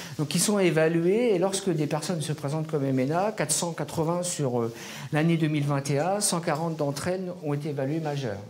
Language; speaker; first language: French; native; French